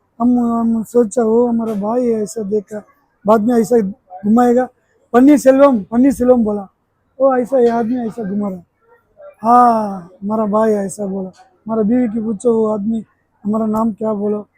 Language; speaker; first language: Hindi; non-native, local second language; Tamil